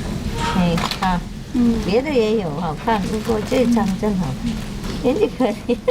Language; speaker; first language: Chinese; non-native, fluent; Vietnamese